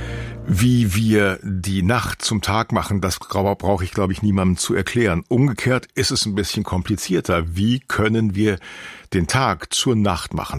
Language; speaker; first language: German; native; German